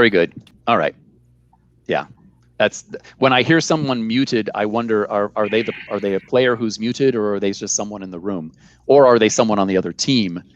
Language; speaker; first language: English; native; English